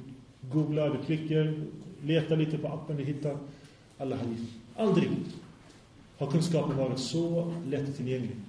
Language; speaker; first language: Swedish; early bilingual, other home language; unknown